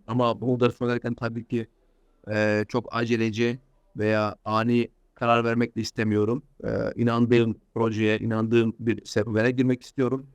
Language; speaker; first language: Turkish; early bilingual, heritage; Turkish